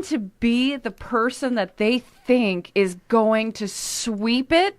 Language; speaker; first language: English; native; English